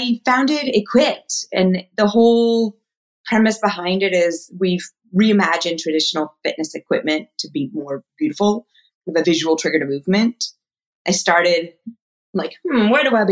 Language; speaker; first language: English; native; English